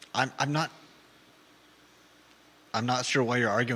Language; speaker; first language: English; native; English